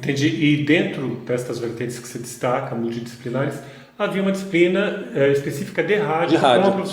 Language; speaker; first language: Portuguese; native; Portuguese